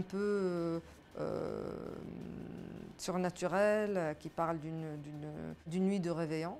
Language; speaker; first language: French; non-native, local second language; Arabic